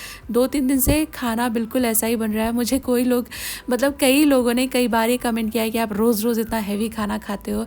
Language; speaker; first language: Hindi; native; Hindi